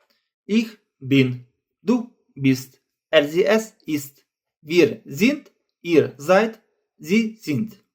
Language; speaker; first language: German; non-native, fluent; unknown